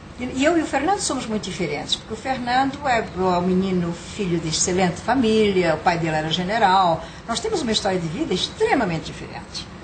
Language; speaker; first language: Portuguese; native; Portuguese